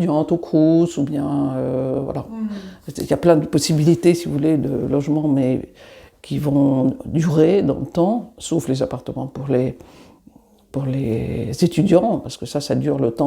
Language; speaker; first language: French; native; French